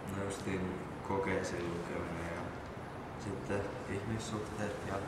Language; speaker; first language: Finnish; native; Finnish